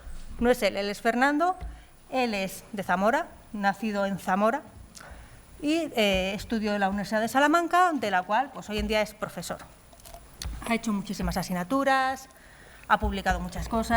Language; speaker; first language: Spanish; native; Spanish